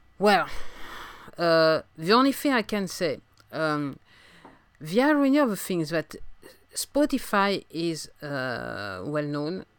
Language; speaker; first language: English; non-native, fluent; French